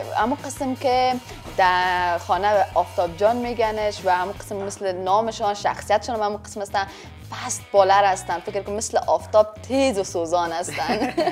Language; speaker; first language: Persian; native; Persian